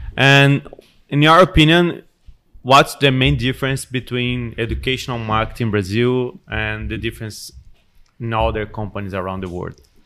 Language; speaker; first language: English; non-native, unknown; Portuguese